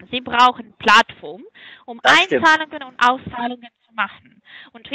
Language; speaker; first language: German; non-native, fluent; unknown